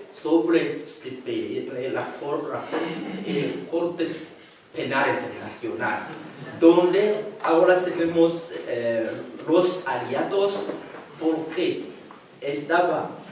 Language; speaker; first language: Spanish; non-native, fluent; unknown